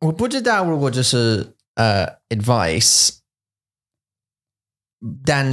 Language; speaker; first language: Chinese; non-native, learner; English